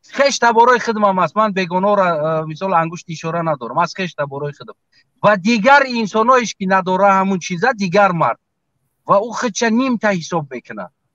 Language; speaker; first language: Tajik; native; Tajik